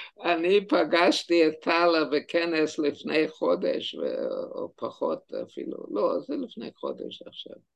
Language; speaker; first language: Hebrew; non-native, fluent; German